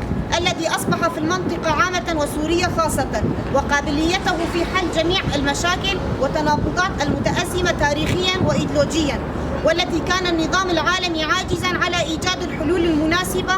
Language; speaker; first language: Arabic; non-native, local second language; Kurdish